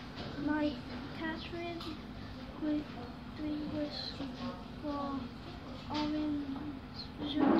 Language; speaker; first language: Welsh; non-native, local second language; English